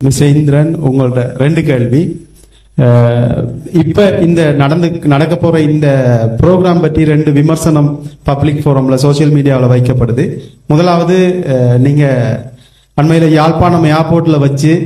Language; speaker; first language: Tamil; native; Tamil